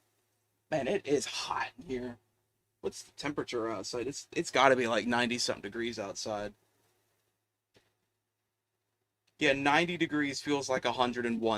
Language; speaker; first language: English; native; English